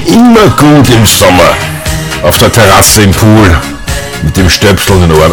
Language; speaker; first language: German; native; German